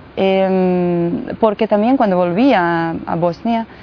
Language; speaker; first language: Spanish; non-native, fluent; Bosnian